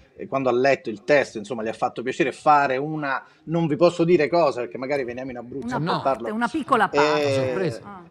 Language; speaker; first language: Italian; native; Italian